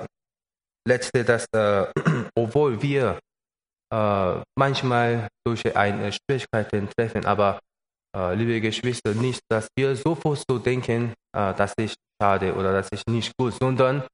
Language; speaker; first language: German; non-native, learner; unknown